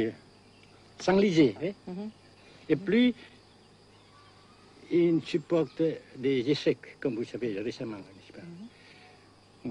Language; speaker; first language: French; non-native, local second language; Vietnamese